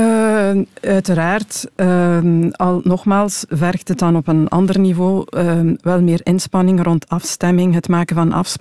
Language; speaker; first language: Dutch; native; Dutch